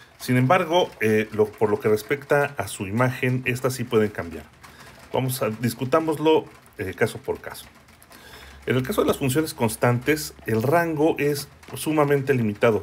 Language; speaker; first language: Spanish; native; Spanish